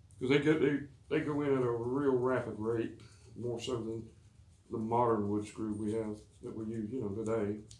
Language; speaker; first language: English; native; English